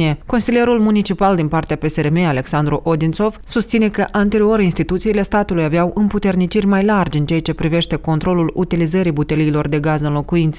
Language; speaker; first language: Romanian; native; Romanian